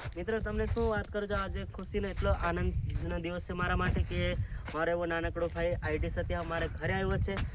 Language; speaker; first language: Gujarati; non-native, local second language; Bhili